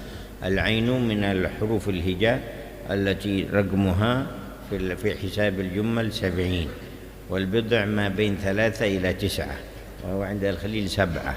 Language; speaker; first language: Arabic; native; Arabic